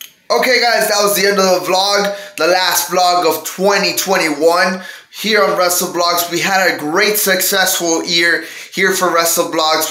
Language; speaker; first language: English; early bilingual, other home language; Spanish